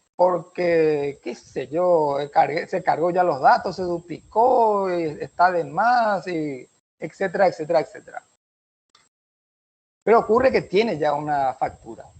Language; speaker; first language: Spanish; native; Spanish